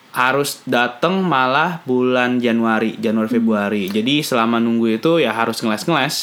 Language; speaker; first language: Indonesian; native; Indonesian